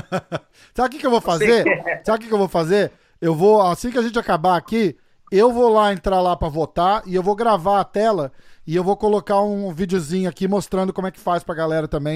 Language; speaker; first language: Portuguese; native; Portuguese